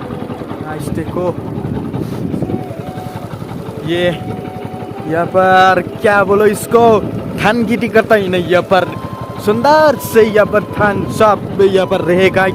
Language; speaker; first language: Hindi; non-native, local second language; Bodo